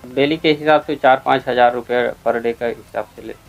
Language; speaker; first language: Hindi; native; Hindi